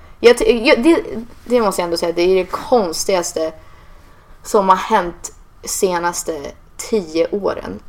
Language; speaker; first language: Swedish; early bilingual, heritage; Swedish